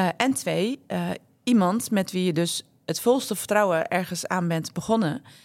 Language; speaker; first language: Dutch; early bilingual, other home language; Turkish